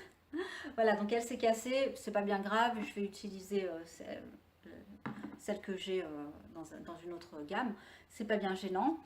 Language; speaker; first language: French; native; French